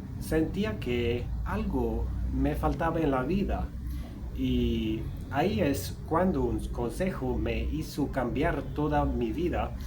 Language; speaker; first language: Spanish; non-native, fluent; Swedish